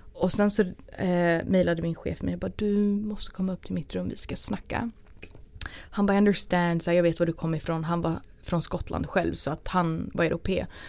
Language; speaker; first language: Swedish; early bilingual, other home language; Turoyo